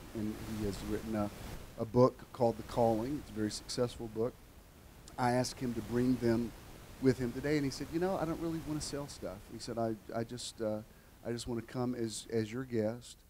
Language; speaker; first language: English; native; English